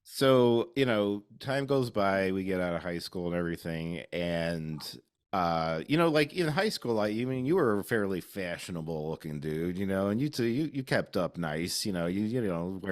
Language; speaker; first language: English; native; English